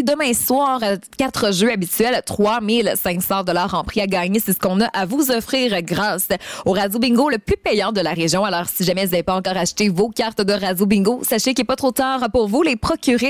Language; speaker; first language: French; native; French